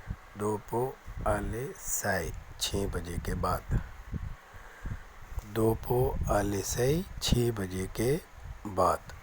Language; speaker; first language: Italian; non-native, learner; Urdu